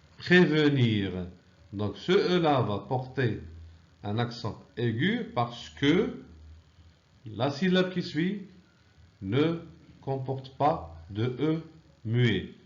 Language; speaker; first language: French; non-native, local second language; Arabic